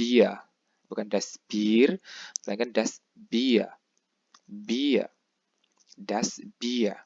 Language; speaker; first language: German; non-native, fluent; Indonesian